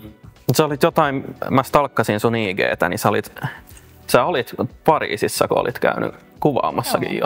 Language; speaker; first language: Finnish; native; Finnish